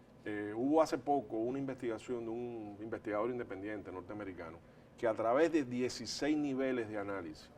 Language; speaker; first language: Spanish; native; Spanish